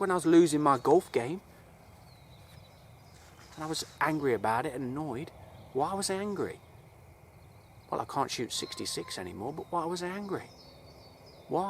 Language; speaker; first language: English; native; English